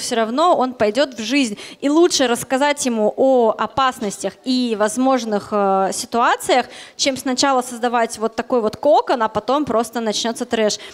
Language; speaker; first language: Russian; native; Russian